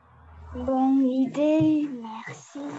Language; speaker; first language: French; non-native, learner; Russian